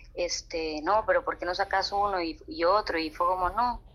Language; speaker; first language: Spanish; native; Spanish